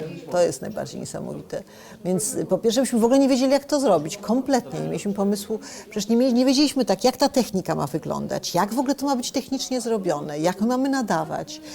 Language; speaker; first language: Polish; native; Polish